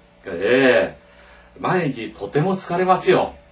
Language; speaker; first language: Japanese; non-native, fluent; Korean